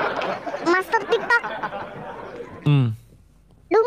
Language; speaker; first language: Vietnamese; non-native, learner; Indonesian